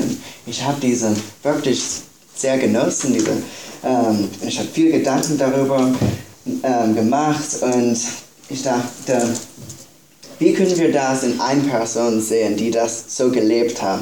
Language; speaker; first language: German; non-native, fluent; English